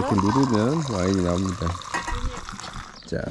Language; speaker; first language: Korean; native; Korean